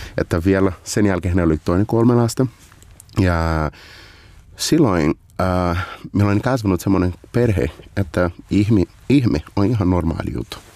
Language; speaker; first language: Finnish; non-native, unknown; Portuguese